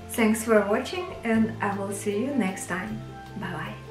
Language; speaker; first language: English; non-native, fluent; Russian